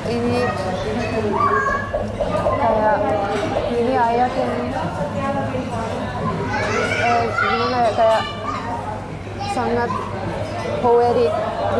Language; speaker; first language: Indonesian; non-native, fluent; Finnish